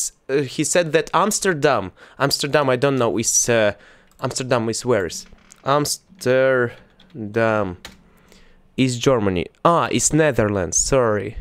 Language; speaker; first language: English; non-native, learner; Russian